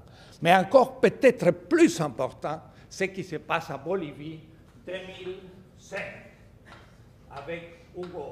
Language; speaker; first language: French; non-native, fluent; Spanish